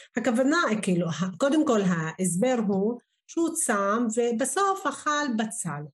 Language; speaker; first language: Hebrew; non-native, local second language; Arabic